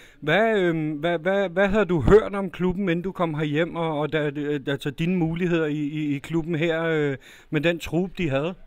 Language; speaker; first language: Danish; native; Danish